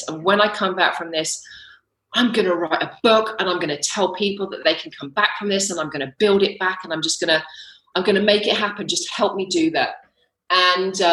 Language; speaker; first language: English; native; English